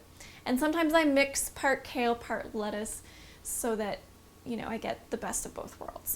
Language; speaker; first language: English; native; English